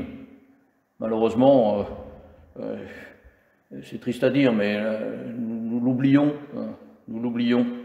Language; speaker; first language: French; native; French